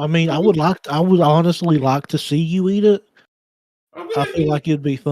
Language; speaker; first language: English; native; English